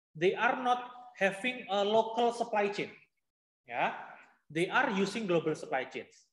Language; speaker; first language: English; non-native, fluent; Indonesian